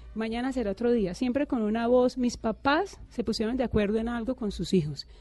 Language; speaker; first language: Spanish; native; Spanish